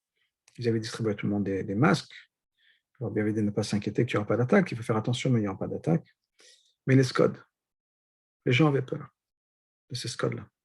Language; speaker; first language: French; native; French